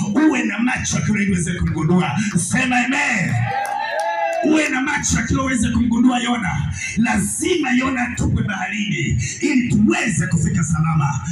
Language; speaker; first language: Swahili; native; Swahili